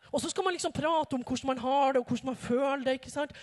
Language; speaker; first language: Norwegian; native; Norwegian